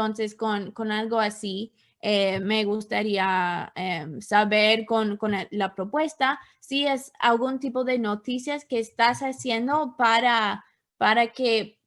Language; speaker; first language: Spanish; non-native, fluent; English